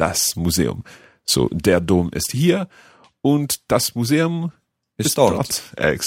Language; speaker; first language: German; non-native, learner; English